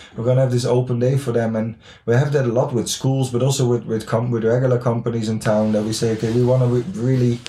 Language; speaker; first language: English; non-native, fluent; Dutch